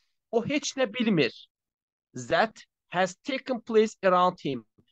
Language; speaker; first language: English; non-native, fluent; Azerbaijani